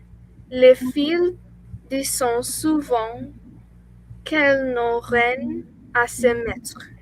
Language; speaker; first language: French; non-native, learner; English